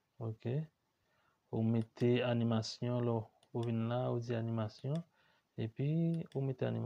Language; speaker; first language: French; non-native, learner; Haitian Creole